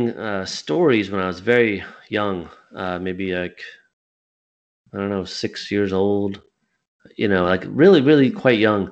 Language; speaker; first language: English; native; English